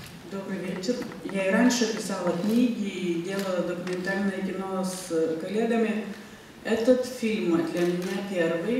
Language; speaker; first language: Russian; non-native, fluent; Lithuanian